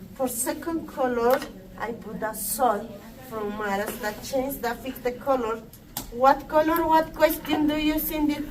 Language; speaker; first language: English; non-native, learner; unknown